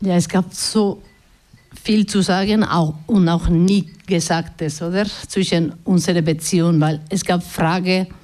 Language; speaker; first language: German; non-native, learner; Basque